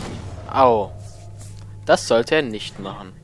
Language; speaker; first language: German; native; German